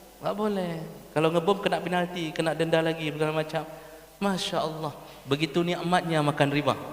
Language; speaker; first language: Malay; non-native, local second language; Achinese